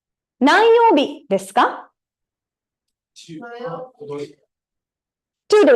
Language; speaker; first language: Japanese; non-native, fluent; Tamil